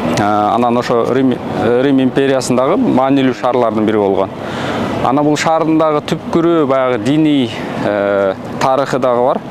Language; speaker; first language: Kyrgyz; native; Kyrgyz